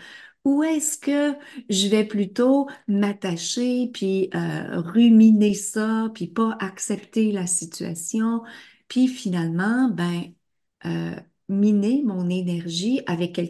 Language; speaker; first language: French; native; French